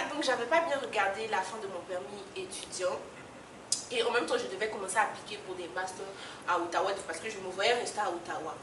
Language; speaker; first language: French; native; French